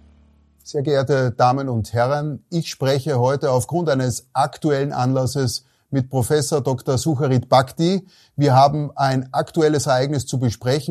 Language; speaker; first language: German; native; German